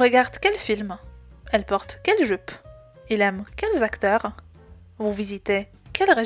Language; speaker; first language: French; non-native, fluent; Polish